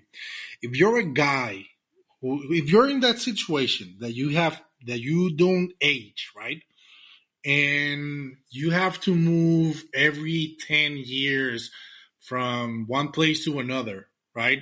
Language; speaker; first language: English; non-native, fluent; Spanish